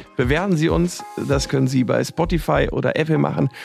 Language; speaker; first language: German; native; German